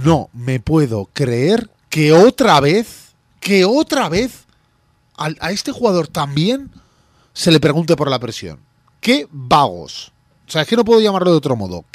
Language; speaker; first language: Spanish; native; Spanish